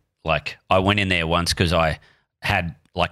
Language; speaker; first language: English; native; English